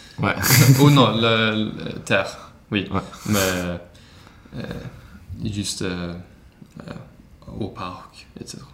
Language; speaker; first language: French; non-native, learner; Swedish